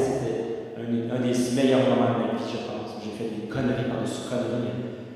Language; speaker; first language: French; native; French